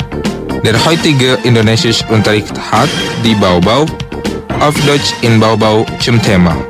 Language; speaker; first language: German; non-native, fluent; Indonesian